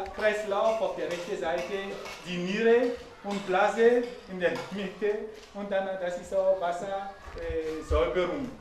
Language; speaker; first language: German; non-native, fluent; Ewe